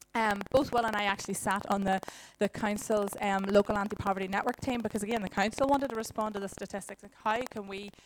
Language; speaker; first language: English; native; English